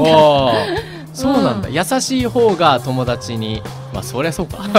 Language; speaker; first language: Japanese; native; Japanese